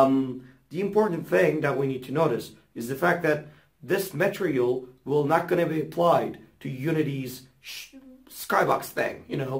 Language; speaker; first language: English; non-native, fluent; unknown